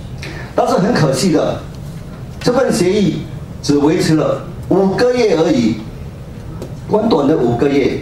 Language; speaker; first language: Chinese; native; Chinese